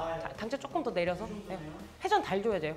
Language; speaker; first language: Korean; native; Korean